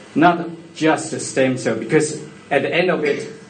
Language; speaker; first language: English; non-native, fluent; Chinese